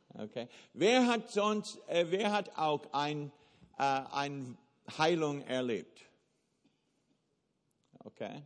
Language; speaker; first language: German; non-native, fluent; English